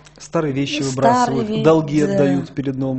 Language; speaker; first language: Russian; native; Russian